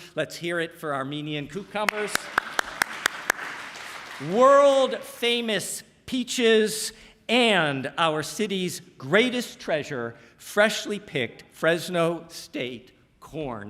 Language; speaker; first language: English; native; English